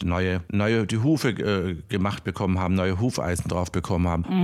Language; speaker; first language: German; native; German